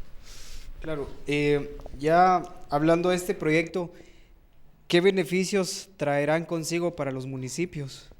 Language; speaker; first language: Spanish; native; Spanish